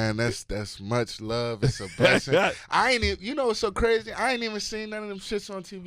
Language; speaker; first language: English; native; English